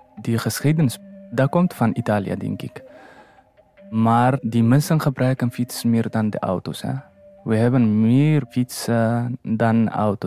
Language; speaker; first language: Dutch; non-native, learner; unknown